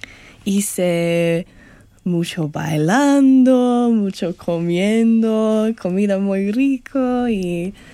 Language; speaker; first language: Spanish; non-native, learner; English